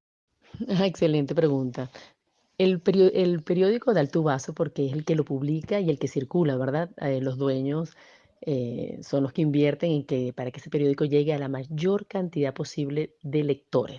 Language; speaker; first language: Spanish; native; Spanish